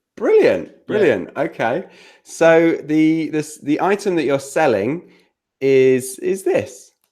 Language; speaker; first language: English; native; English